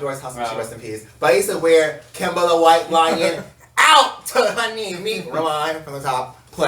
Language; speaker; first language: English; native; English